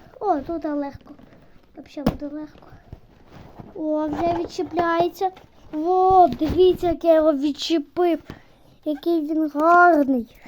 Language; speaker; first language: Ukrainian; native; Ukrainian